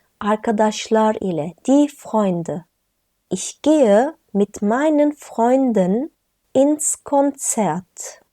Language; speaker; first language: German; non-native, fluent; Turkish